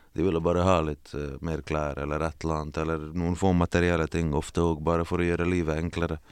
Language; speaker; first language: Norwegian; early bilingual, other home language; Bosnian